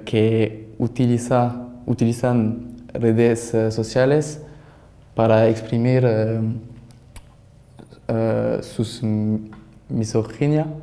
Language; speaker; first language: Spanish; non-native, learner; French